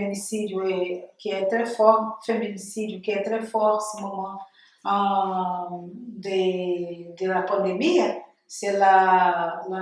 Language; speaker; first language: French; non-native, learner; Portuguese